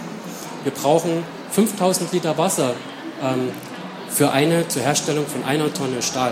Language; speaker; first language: German; native; German